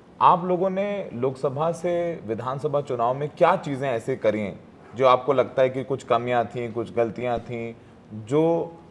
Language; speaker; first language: Hindi; native; Hindi